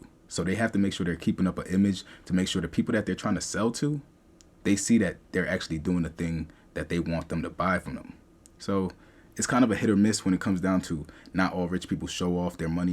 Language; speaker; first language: English; native; English